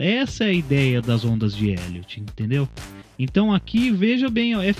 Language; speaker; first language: Portuguese; native; Portuguese